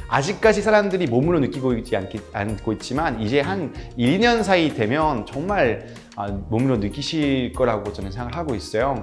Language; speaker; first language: Korean; non-native, fluent; French